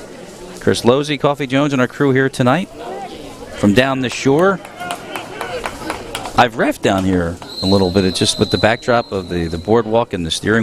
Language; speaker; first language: English; native; English